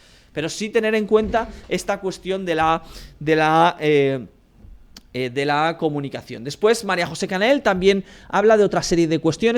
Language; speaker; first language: Spanish; native; Spanish